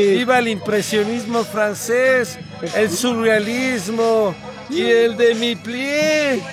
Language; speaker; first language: Spanish; native; Spanish